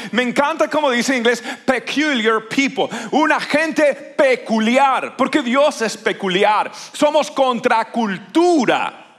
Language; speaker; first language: Spanish; native; Spanish